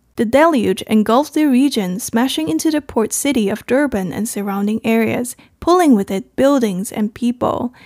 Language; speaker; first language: English; non-native, fluent; Chinese